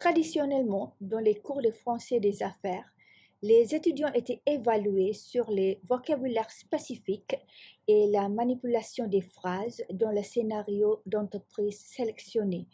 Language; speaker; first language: French; non-native, fluent; Malay